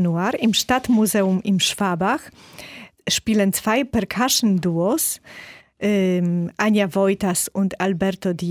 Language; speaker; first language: German; non-native, fluent; Polish